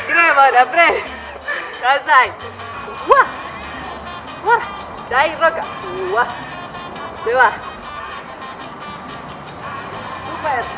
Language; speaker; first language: Slovenian; non-native, learner; Spanish